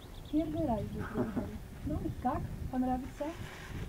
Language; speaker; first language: Russian; non-native, learner; Polish